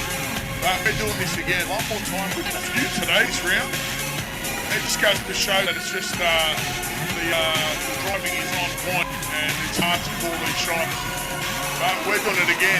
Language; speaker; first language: English; native; English